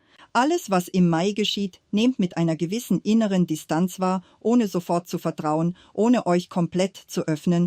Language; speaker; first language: German; native; German